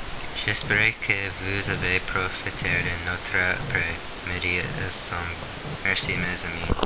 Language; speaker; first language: French; non-native, learner; English